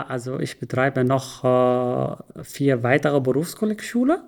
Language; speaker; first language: German; non-native, learner; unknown